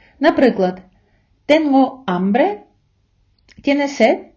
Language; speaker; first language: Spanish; non-native, fluent; Ukrainian